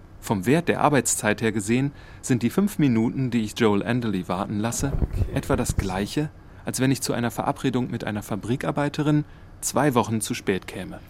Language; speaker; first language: German; native; German